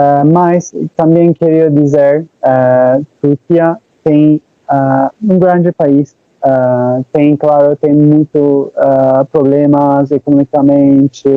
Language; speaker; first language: Portuguese; non-native, learner; Turkish